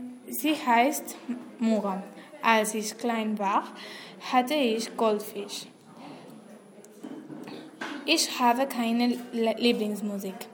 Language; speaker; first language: German; non-native, learner; Spanish